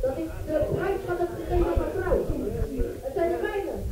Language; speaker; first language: Dutch; non-native, fluent; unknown